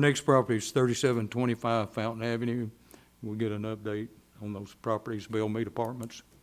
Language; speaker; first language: English; native; English